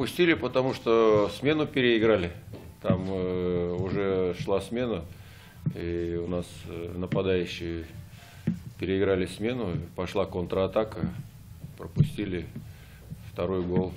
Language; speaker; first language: Russian; native; Russian